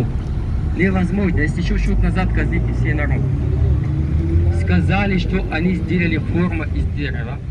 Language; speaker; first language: Russian; non-native, learner; Arabic